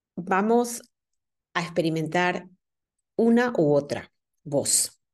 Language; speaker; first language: Spanish; native; Spanish